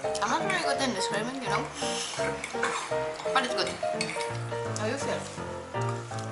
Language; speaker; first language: English; non-native, fluent; Czech